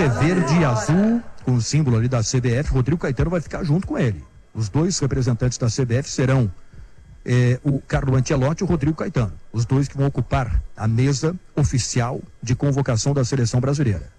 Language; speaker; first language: Portuguese; native; Portuguese